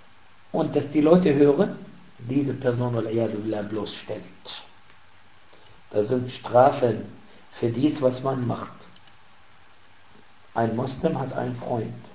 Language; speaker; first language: German; non-native, fluent; Arabic